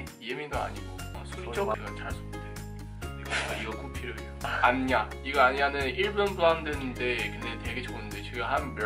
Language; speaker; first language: Korean; early bilingual, heritage; English